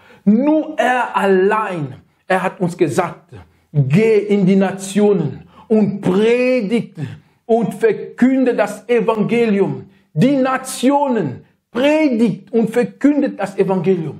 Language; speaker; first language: German; non-native, fluent; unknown